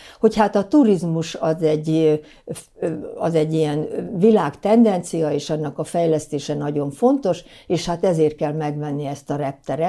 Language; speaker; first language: Hungarian; native; Hungarian